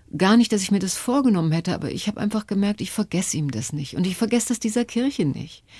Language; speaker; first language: German; native; German